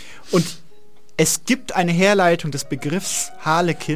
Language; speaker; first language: German; native; German